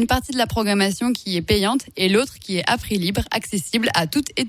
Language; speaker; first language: French; native; French